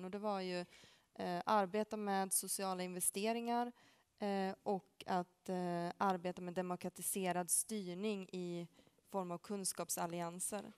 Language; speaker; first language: Swedish; native; Swedish